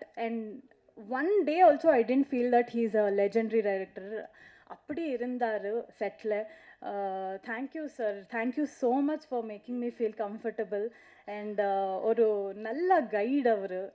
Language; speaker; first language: Tamil; non-native, learner; Kannada